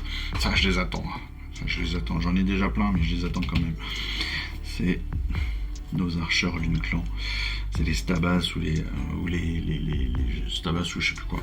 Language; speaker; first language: French; native; French